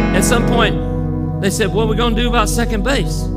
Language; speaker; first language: English; native; English